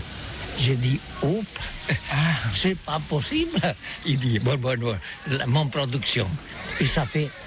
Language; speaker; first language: French; non-native, learner; Catalan